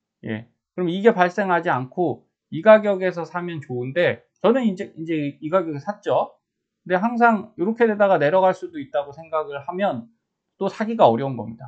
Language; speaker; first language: Korean; native; Korean